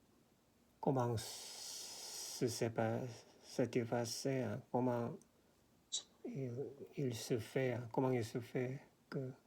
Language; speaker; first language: French; non-native, learner; Korean